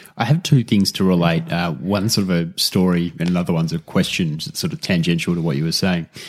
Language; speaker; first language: English; native; English